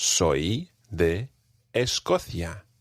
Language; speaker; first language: Spanish; non-native, fluent; English